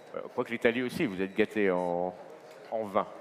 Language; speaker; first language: French; native; French